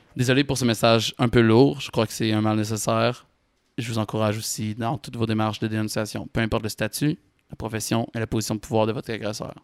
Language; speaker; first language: French; native; French